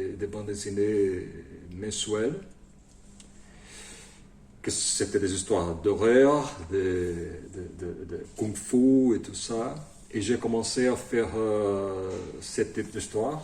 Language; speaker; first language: French; non-native, fluent; Portuguese